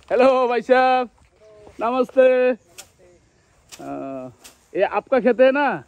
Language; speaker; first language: Hindi; non-native, learner; Bangla